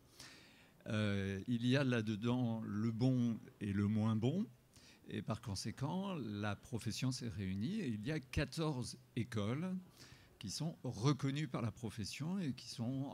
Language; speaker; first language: French; native; French